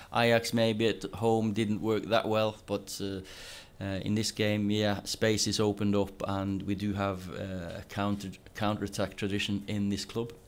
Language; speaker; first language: English; non-native, fluent; Norwegian